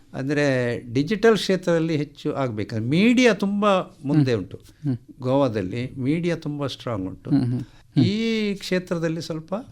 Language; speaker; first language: Kannada; non-native, local second language; Konkani